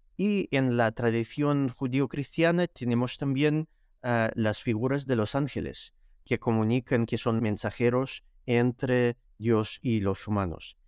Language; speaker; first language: Spanish; non-native, fluent; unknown